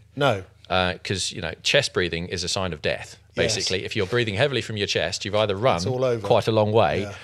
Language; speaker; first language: English; native; English